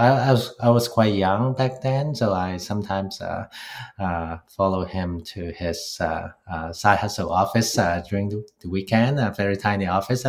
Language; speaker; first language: English; non-native, local second language; Cantonese